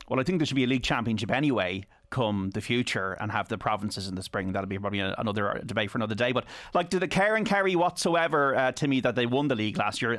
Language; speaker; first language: English; native; English